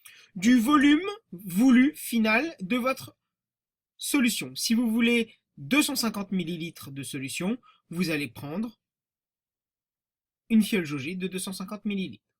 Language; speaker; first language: French; native; French